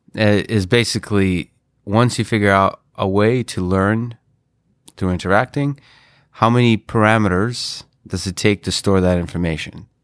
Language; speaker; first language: English; non-native, fluent; Russian